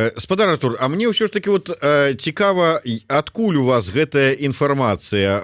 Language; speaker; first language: Belarusian; native; Belarusian